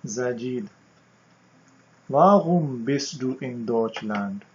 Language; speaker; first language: German; non-native, fluent; Urdu